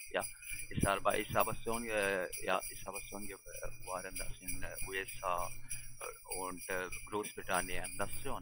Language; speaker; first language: German; non-native, learner; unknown